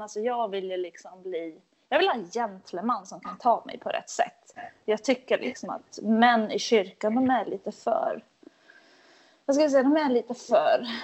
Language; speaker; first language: Swedish; native; Swedish